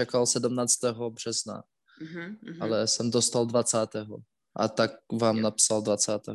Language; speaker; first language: Czech; non-native, learner; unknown